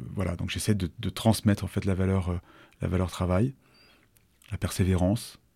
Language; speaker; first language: French; native; French